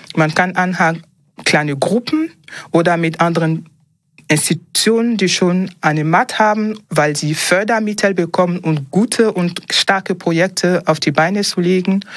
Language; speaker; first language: German; non-native, fluent; French